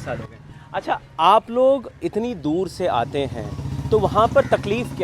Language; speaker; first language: Hindi; native; Hindi